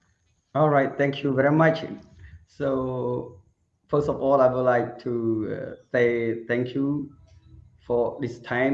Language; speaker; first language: English; non-native, learner; Khmer